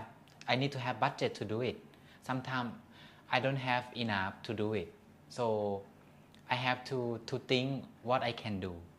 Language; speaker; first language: English; non-native, learner; Thai